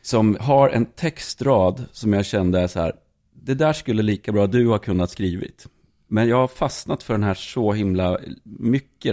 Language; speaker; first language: Swedish; native; Swedish